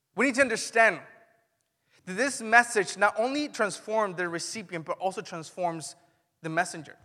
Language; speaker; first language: English; non-native, fluent; Spanish